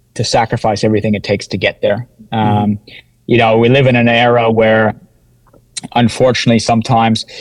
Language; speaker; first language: English; native; English